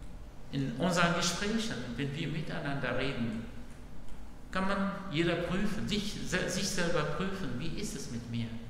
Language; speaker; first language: German; non-native, fluent; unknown